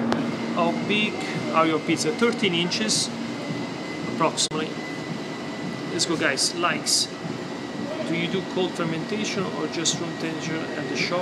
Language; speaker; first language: English; non-native, fluent; Italian